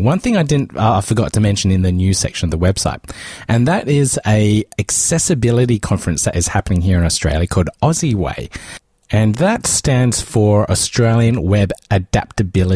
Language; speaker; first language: English; native; English